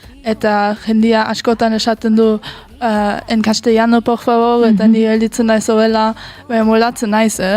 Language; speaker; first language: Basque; early bilingual, heritage; Basque